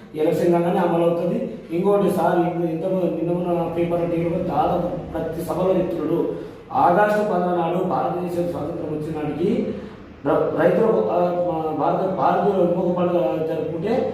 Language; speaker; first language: Telugu; non-native, local second language; Lambadi